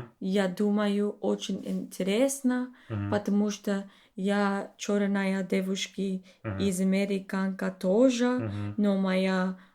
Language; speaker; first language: Russian; non-native, learner; English